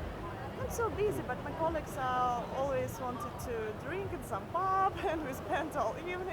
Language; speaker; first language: English; non-native, fluent; Russian